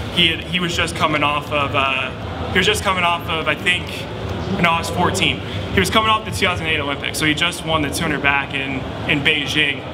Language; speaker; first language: English; native; English